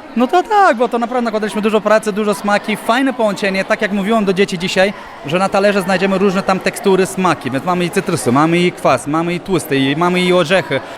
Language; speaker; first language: Polish; non-native, fluent; Romanian